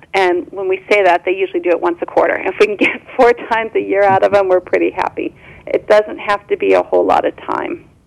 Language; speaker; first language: English; native; English